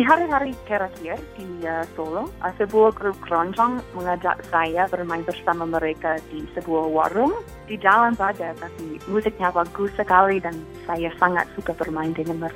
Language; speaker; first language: Indonesian; non-native, fluent; English